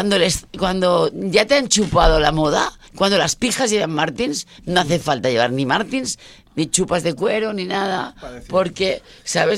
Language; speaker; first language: Spanish; native; Spanish